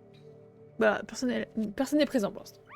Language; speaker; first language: French; native; French